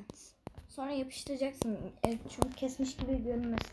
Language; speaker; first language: Turkish; native; Turkish